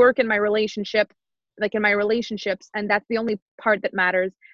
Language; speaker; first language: English; non-native, fluent; French